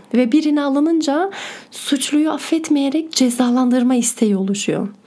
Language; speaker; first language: Turkish; early bilingual, heritage; Turkish